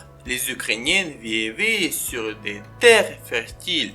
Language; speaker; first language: French; non-native, fluent; Ukrainian